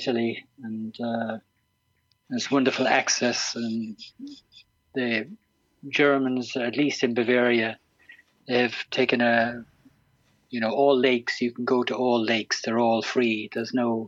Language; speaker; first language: English; native; English